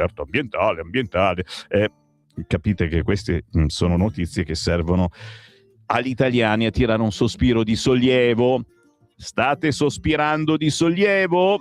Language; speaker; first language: Italian; native; Italian